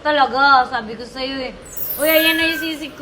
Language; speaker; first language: Filipino; native; Filipino